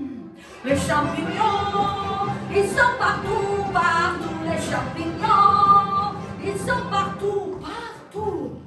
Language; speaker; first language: French; non-native, fluent; Italian